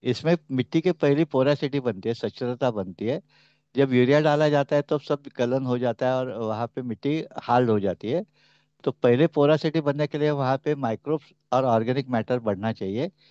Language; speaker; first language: Hindi; non-native, local second language; Marathi